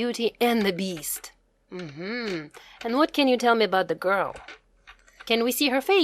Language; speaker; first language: English; non-native, fluent; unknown